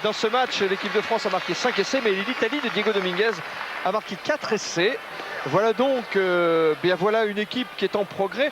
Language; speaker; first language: French; native; French